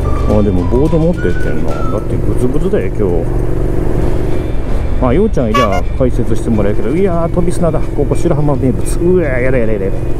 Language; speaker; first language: Japanese; native; Japanese